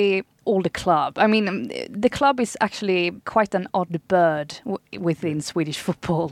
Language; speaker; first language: English; non-native, fluent; Swedish